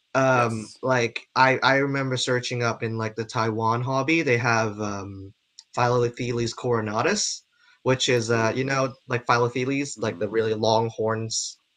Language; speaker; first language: English; non-native, local second language; Cantonese